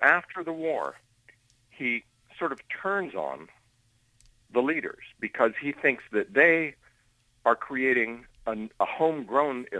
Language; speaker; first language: English; native; English